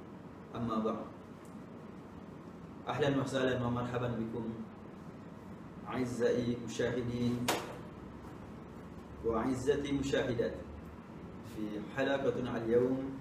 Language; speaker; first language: Arabic; non-native, learner; Malay